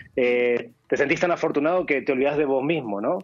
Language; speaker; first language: Spanish; native; Spanish